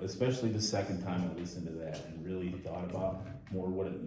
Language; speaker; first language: English; native; English